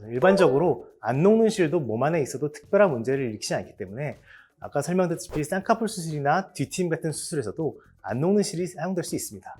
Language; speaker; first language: Korean; native; Korean